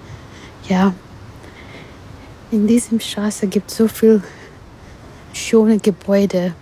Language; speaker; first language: German; non-native, learner; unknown